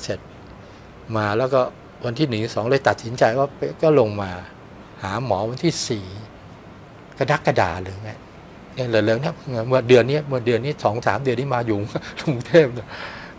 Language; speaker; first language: Thai; native; Thai